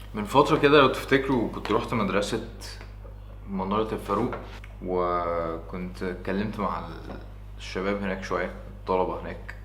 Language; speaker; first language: Egyptian Arabic; early bilingual, heritage; Arabic